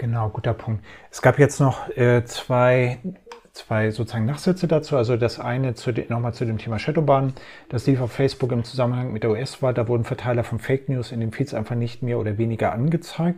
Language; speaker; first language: German; native; German